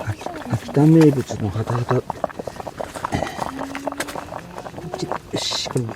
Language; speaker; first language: Japanese; native; Japanese